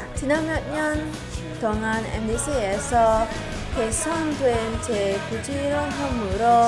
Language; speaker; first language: Korean; non-native, learner; Indonesian